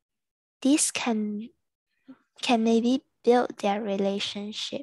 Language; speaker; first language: English; non-native, learner; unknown